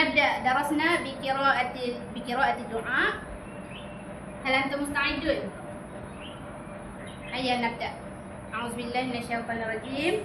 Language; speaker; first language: Arabic; non-native, learner; Malay